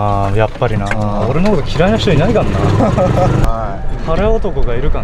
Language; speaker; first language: Japanese; native; Japanese